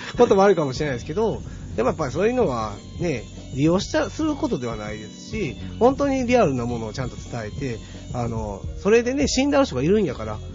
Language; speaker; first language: Japanese; native; Japanese